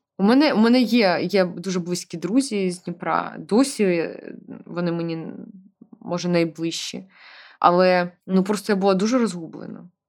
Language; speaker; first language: Ukrainian; non-native, local second language; Russian